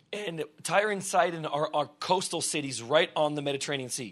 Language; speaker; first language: English; early bilingual, other home language; Russian